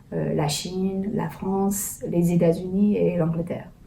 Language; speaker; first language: French; non-native, fluent; Chinese